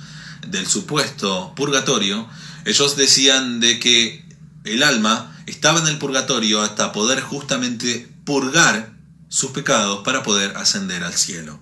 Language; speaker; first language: Spanish; native; Spanish